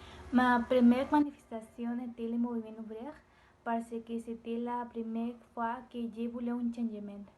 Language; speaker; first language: French; non-native, learner; Spanish